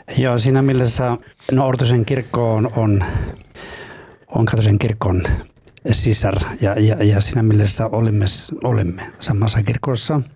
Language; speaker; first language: Finnish; non-native, fluent; Spanish